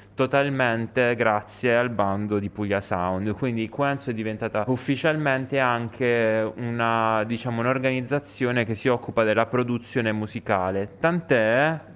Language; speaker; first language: Italian; native; Italian